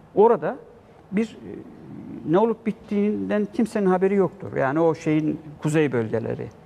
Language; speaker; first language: Turkish; native; Turkish